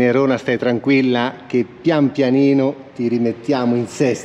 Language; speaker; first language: Italian; native; Italian